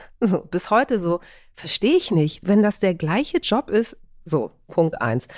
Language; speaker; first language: German; early bilingual, other home language; Greek